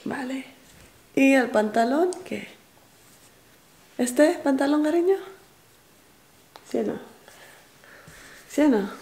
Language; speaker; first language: Spanish; non-native, learner; Filipino